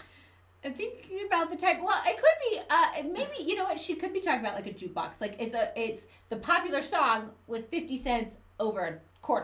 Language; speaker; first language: English; native; English